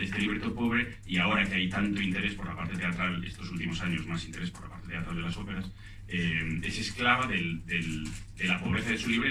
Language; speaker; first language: Spanish; native; Spanish